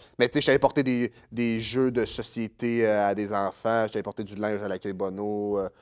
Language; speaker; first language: French; native; French